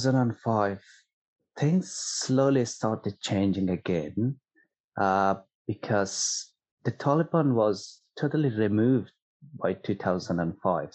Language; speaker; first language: English; non-native, fluent; Persian